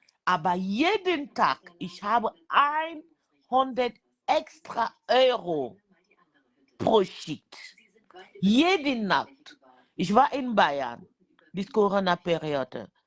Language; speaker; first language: German; non-native, learner; French